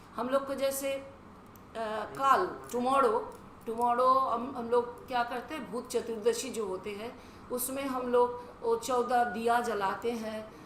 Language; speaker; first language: Hindi; non-native, local second language; Bangla